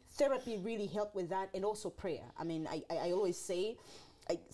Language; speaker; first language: English; non-native, local second language; Swahili